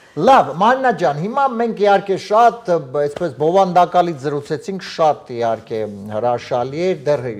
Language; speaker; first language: Armenian; native; Armenian